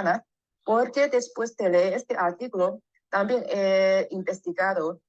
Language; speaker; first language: Spanish; non-native, learner; Chinese